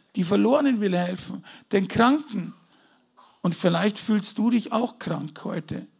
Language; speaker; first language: German; native; German